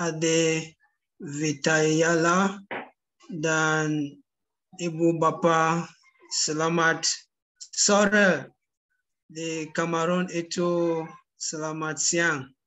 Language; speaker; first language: Indonesian; non-native, learner; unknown